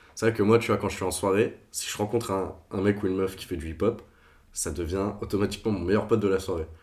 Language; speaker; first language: French; non-native, fluent; Portuguese